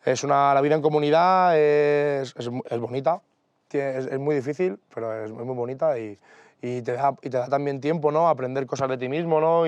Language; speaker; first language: Spanish; native; Spanish